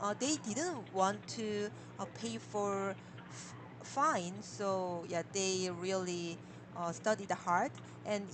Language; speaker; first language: English; non-native, learner; Korean